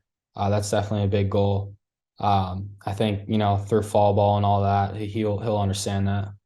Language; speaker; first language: English; native; English